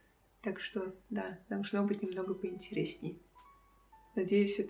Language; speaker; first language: Russian; native; Russian